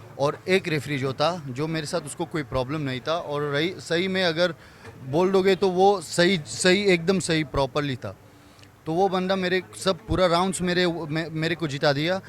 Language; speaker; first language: Hindi; non-native, fluent; Persian